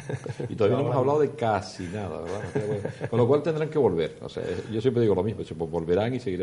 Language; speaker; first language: Spanish; native; Spanish